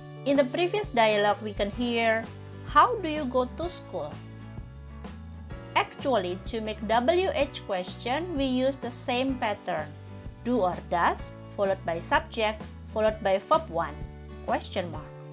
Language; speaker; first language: English; non-native, fluent; Indonesian